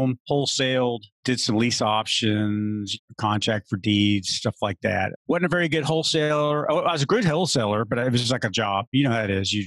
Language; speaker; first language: English; native; English